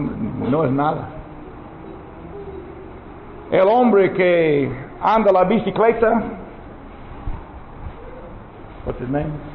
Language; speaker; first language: Spanish; non-native, learner; English